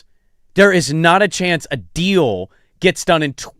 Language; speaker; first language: English; native; English